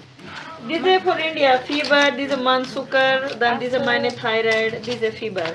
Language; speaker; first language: German; non-native, learner; Hindi